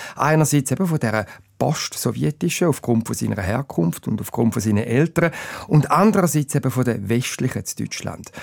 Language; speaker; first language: German; native; German